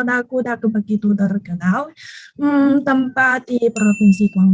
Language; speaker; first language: Indonesian; non-native, learner; Chinese